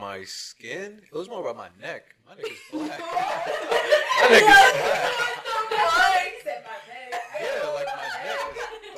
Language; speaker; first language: English; early bilingual, other home language; Spanish